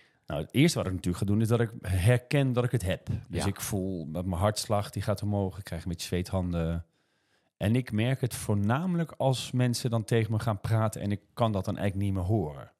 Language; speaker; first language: Dutch; native; Dutch